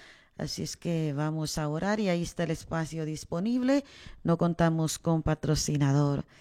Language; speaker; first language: Spanish; native; Spanish